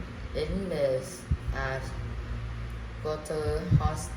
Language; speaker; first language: English; non-native, learner; Vietnamese